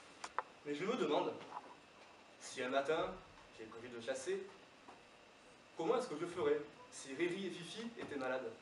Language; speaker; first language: French; native; French